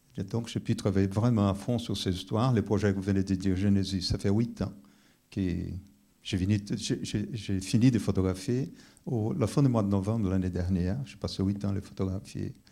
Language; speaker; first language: French; non-native, fluent; Portuguese